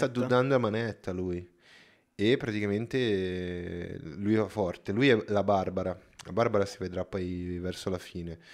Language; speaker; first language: Italian; native; Italian